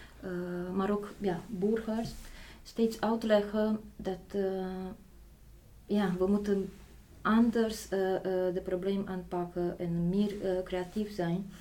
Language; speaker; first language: Dutch; non-native, fluent; Polish